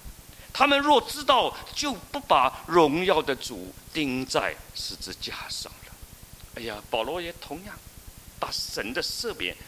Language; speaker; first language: Chinese; native; Chinese